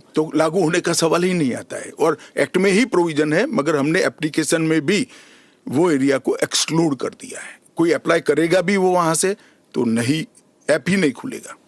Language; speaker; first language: Hindi; non-native, local second language; Gujarati